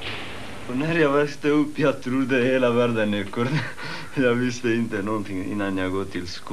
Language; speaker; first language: Swedish; non-native, fluent; Kurdish